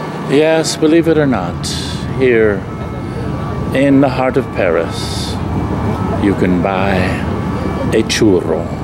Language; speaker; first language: English; native; English